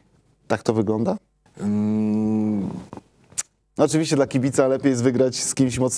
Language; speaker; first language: Polish; native; Polish